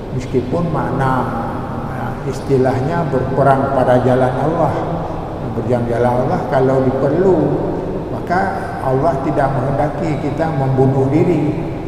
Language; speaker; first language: Malay; non-native, local second language; Achinese